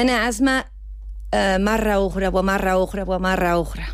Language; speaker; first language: Arabic; non-native, learner; Spanish